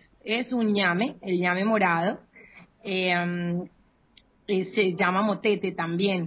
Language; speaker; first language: Spanish; native; Spanish